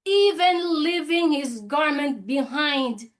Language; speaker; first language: English; non-native, local second language; Filipino